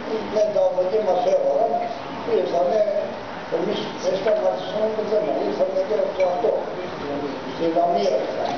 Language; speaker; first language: Greek; early bilingual, other home language; Turkish